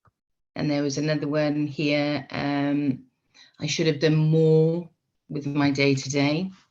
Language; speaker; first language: English; native; English